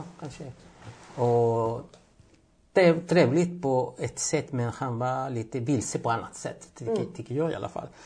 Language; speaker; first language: Swedish; non-native, fluent; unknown